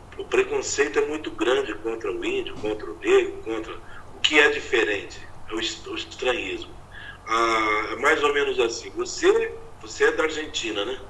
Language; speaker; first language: Portuguese; native; Portuguese